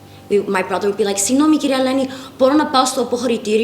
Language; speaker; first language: Greek; early bilingual, heritage; English